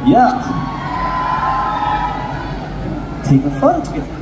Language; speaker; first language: English; non-native, learner; Korean